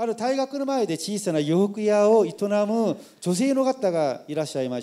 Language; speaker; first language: Japanese; non-native, fluent; Korean